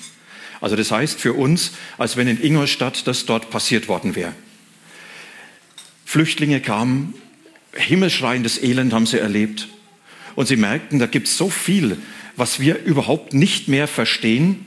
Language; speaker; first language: German; native; German